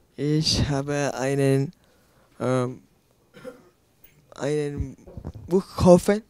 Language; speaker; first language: German; non-native, learner; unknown